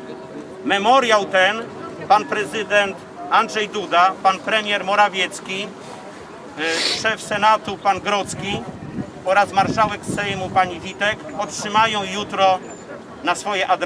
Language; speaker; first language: Polish; native; Polish